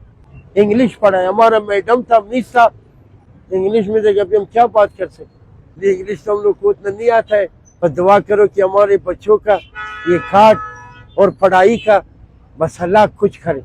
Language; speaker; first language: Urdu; non-native, local second language; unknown